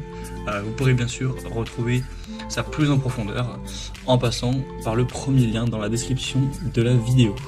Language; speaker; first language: French; native; French